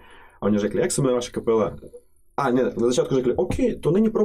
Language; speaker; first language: Czech; non-native, fluent; Russian